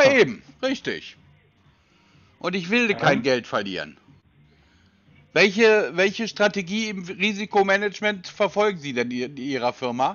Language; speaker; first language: German; native; German